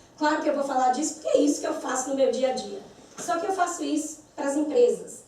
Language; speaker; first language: Portuguese; native; Portuguese